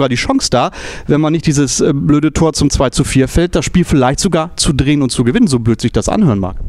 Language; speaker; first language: German; native; German